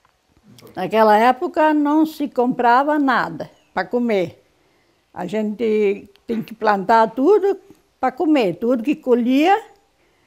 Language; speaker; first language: Portuguese; non-native, local second language; German